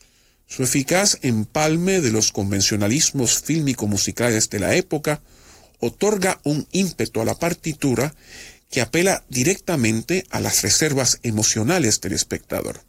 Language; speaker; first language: Spanish; native; Spanish